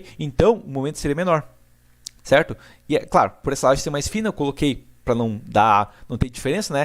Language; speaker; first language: Portuguese; native; Portuguese